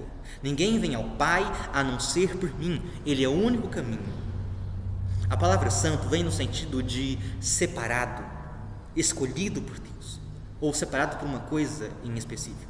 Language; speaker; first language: Portuguese; native; Portuguese